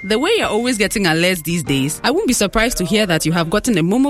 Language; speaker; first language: English; native; English